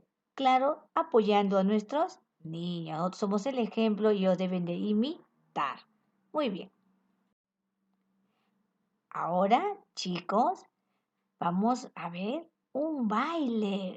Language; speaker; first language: Spanish; native; Spanish